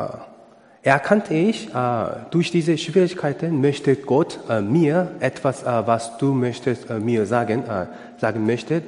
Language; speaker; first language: German; non-native, learner; Korean